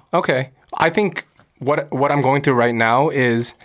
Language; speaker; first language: English; native; English